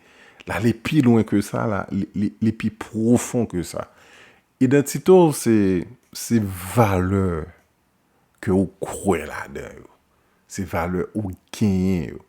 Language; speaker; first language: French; non-native, local second language; Haitian Creole